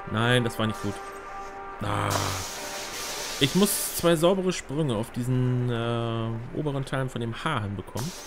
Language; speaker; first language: German; native; German